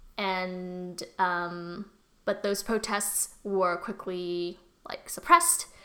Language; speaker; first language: English; early bilingual, other home language; Burmese